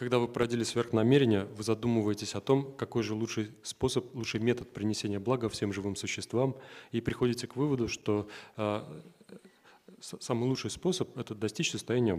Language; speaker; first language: Russian; native; Russian